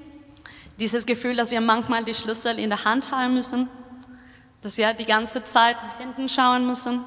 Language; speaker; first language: German; non-native, fluent; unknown